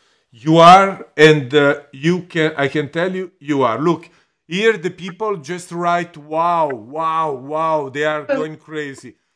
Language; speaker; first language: English; non-native, fluent; Italian